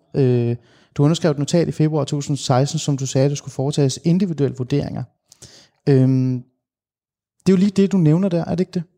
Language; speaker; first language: Danish; early bilingual, other home language; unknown